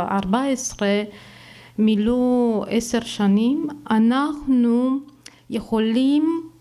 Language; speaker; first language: Hebrew; non-native, fluent; Romanian